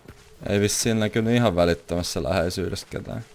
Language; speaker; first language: Finnish; native; Finnish